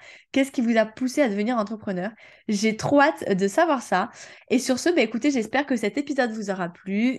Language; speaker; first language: French; native; French